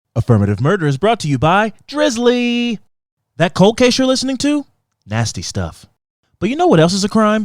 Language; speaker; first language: English; native; English